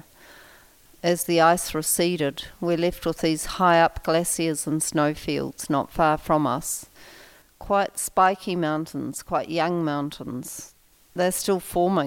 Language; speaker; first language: English; native; English